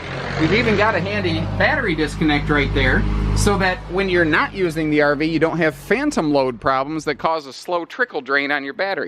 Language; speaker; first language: English; native; English